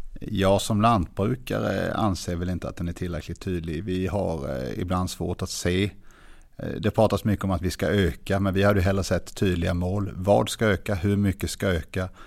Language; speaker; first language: Swedish; native; Swedish